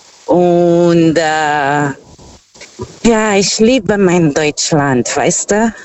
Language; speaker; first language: German; non-native, fluent; Portuguese